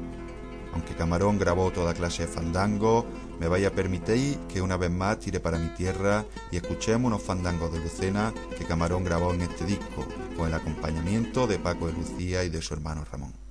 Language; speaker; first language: Spanish; native; Spanish